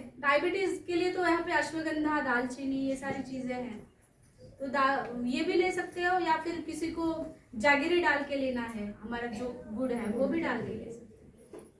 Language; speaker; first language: Hindi; non-native, local second language; Marathi